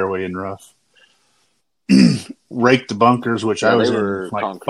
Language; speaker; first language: English; native; English